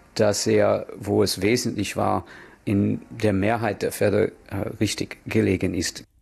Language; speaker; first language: German; non-native, fluent; English